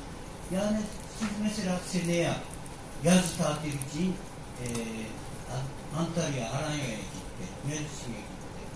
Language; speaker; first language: Turkish; non-native, learner; Japanese